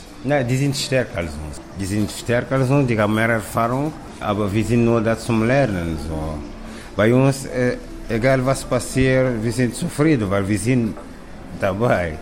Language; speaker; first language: German; non-native, learner; Kabuverdianu